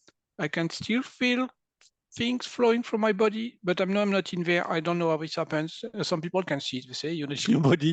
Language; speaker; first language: English; non-native, fluent; French